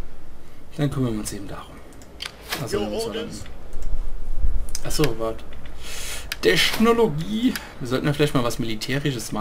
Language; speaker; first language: German; native; German